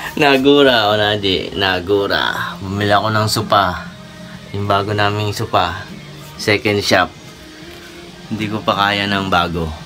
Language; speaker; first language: Filipino; native; Filipino